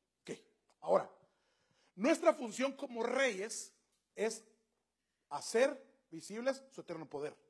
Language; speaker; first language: Spanish; native; Spanish